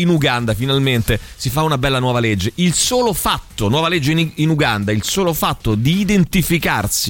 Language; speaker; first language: Italian; native; Italian